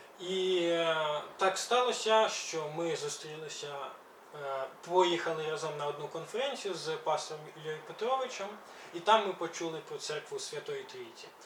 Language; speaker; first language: Ukrainian; early bilingual, other home language; Belarusian